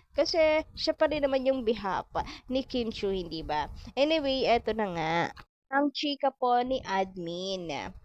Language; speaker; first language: Filipino; non-native, local second language; Bikol